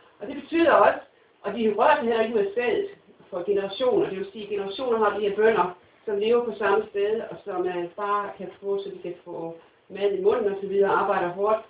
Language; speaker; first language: Danish; non-native, fluent; English